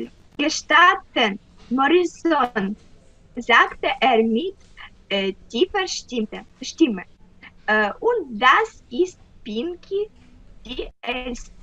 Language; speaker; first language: German; non-native, learner; Russian